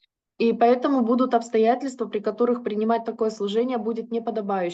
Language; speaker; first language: Russian; native; Russian